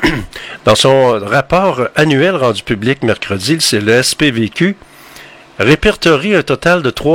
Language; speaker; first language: French; native; French